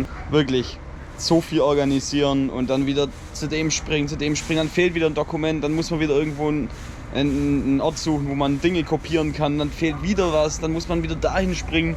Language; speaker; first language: German; native; German